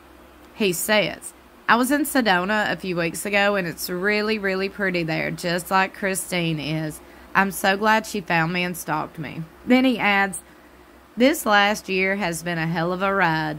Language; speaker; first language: English; native; English